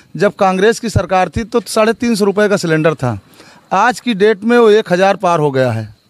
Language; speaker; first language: Hindi; native; Hindi